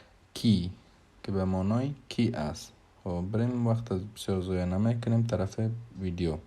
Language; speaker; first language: Persian; non-native, fluent; Hindi